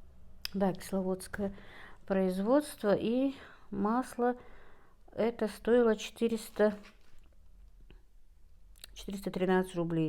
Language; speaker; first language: Russian; non-native, local second language; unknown